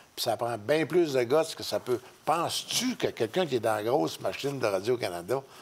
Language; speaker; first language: French; native; French